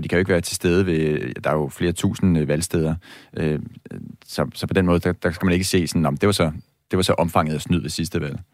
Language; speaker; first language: Danish; native; Danish